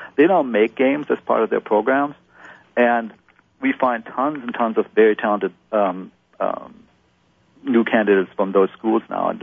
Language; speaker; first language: English; non-native, fluent; German